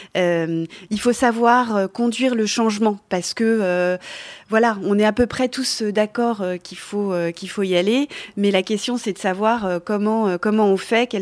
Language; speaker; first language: French; native; French